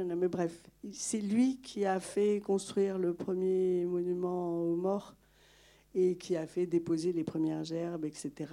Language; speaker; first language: French; non-native, local second language; Malagasy